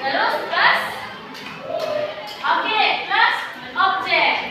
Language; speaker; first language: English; non-native, learner; Indonesian